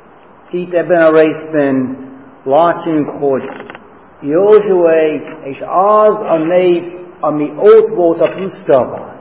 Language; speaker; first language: Hungarian; non-native, fluent; English